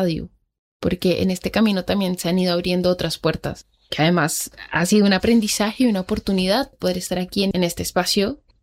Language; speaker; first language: Spanish; native; Spanish